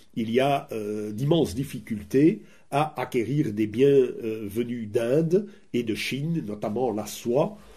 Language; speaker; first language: French; native; French